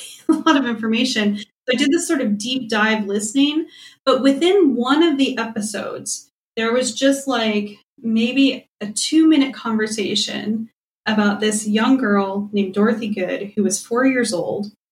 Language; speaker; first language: English; native; English